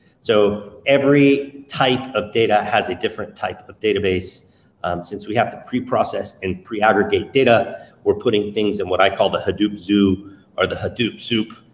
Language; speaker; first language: English; non-native, fluent; Spanish